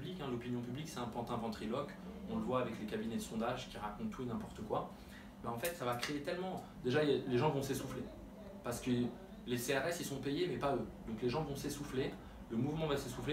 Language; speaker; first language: French; early bilingual, other home language; Arabic